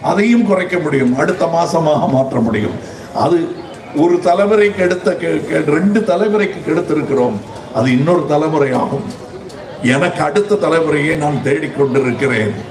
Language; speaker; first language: Tamil; native; Tamil